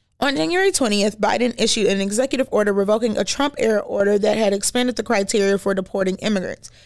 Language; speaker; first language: English; native; English